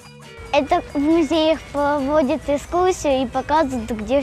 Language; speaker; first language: Russian; non-native, local second language; Ukrainian